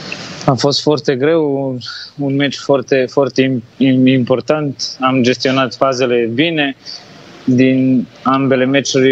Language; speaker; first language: Romanian; non-native, fluent; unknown